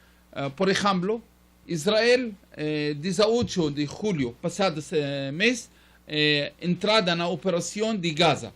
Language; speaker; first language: Spanish; non-native, learner; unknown